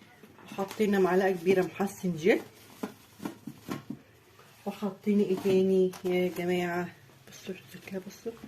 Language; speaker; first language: Arabic; native; Arabic